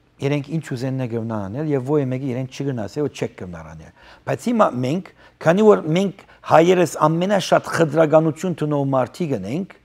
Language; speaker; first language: Armenian; early bilingual, heritage; Armenian